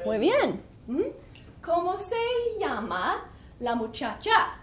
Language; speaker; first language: Spanish; non-native, fluent; English